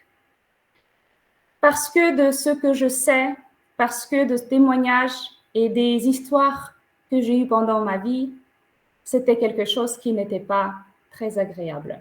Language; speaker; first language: French; non-native, fluent; Ukrainian